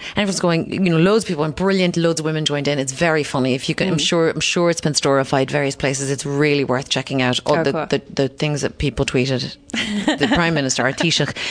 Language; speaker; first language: English; native; English